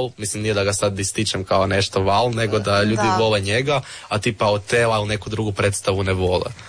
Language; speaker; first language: Serbian; native; Serbian